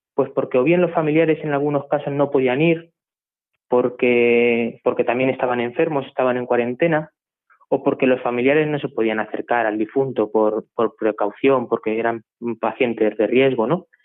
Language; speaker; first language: Spanish; native; Spanish